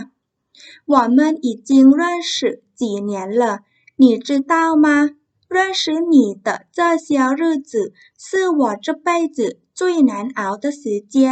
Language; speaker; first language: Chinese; non-native, fluent; Thai